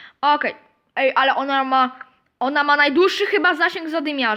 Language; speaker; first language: Polish; native; Polish